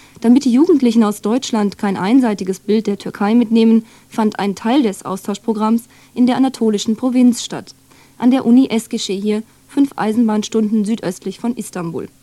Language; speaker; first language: German; native; German